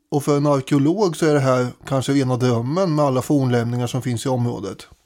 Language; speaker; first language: Swedish; native; Swedish